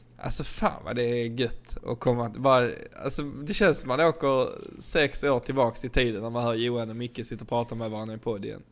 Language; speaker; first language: Swedish; native; Swedish